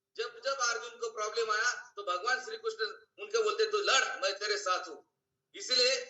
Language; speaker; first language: Hindi; non-native, local second language; Marathi